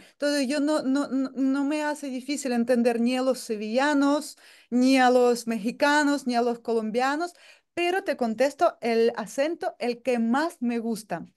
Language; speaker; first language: Spanish; non-native, fluent; Russian